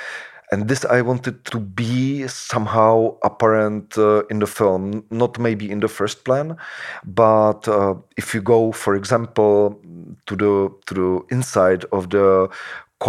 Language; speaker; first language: English; non-native, fluent; Czech